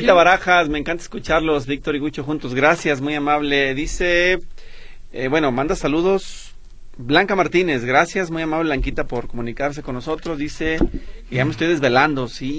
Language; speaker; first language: Spanish; native; Spanish